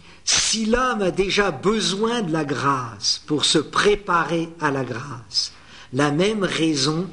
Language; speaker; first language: French; native; French